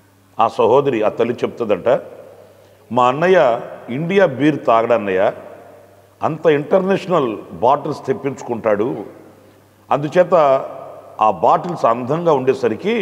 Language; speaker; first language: Telugu; native; Telugu